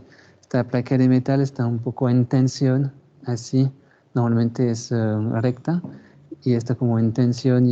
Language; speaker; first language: Spanish; non-native, fluent; French